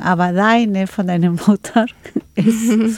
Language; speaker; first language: German; non-native, learner; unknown